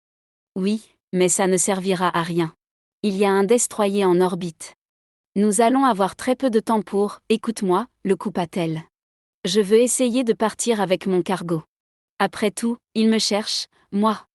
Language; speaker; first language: French; native; French